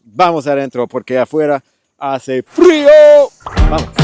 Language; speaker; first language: Spanish; non-native, fluent; English